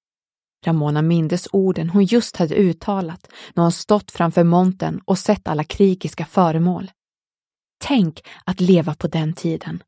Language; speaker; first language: Swedish; native; Swedish